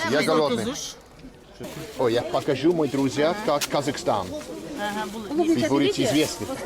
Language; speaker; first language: Russian; non-native, learner; English